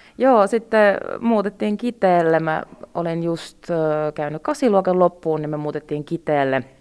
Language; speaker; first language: Finnish; early bilingual, other home language; Russian